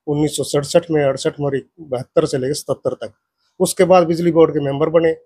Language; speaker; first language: Hindi; native; Hindi